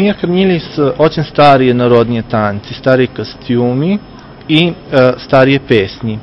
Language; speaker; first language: Russian; non-native, fluent; Serbian